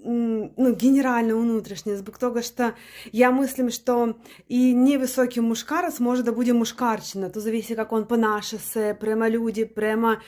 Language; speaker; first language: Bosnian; non-native, learner; Russian